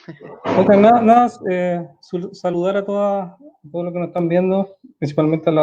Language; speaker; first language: Spanish; native; Spanish